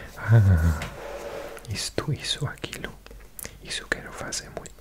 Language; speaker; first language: Portuguese; non-native, learner; English